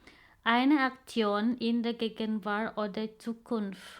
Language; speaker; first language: German; non-native, fluent; Indonesian